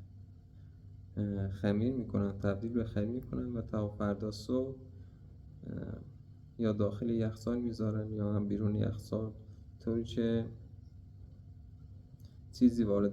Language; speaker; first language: Persian; native; Persian